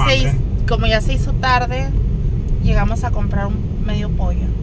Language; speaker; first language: Spanish; native; Spanish